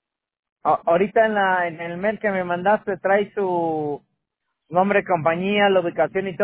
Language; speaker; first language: Spanish; native; Spanish